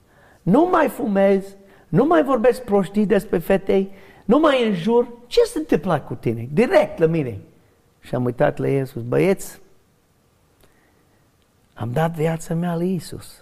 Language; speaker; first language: Romanian; non-native, learner; English